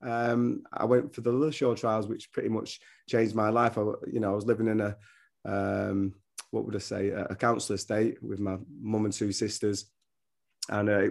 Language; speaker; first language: English; native; English